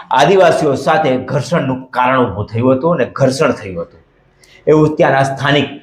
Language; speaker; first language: Gujarati; native; Gujarati